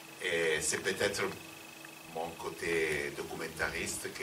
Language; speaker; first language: French; non-native, fluent; Italian